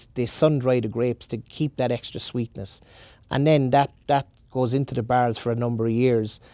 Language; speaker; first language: English; native; English